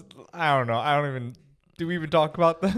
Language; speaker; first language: English; native; English